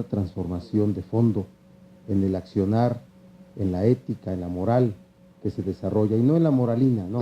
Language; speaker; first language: Spanish; native; Spanish